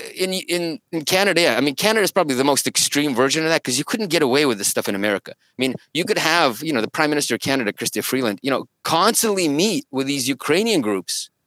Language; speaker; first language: English; early bilingual, other home language; Russian